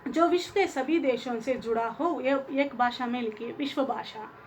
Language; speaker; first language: Hindi; non-native, local second language; Telugu